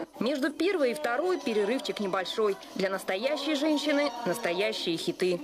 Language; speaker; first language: Russian; native; Russian